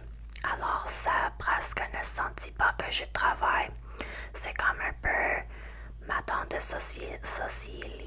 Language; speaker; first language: French; non-native, learner; English